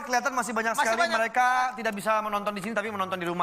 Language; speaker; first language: Indonesian; native; Indonesian